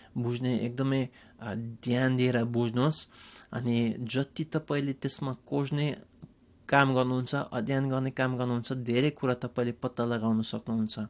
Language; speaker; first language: Nepali; non-native, fluent; English